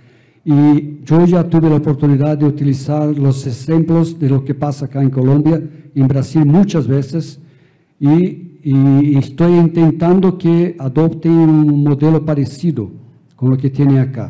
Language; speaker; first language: Spanish; non-native, fluent; Portuguese